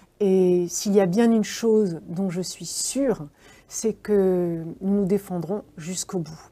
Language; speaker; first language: French; native; French